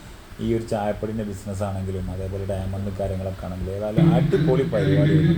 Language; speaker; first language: Malayalam; native; Malayalam